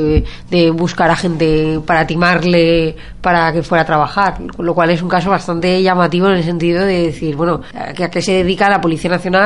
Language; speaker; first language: Spanish; native; Spanish